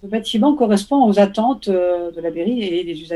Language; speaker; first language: French; native; French